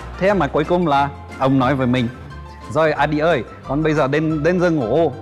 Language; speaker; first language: Vietnamese; non-native, fluent; Polish